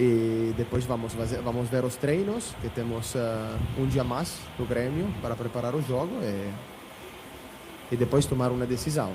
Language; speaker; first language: Portuguese; non-native, fluent; Italian